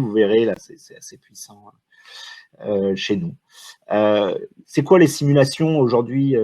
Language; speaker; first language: French; native; French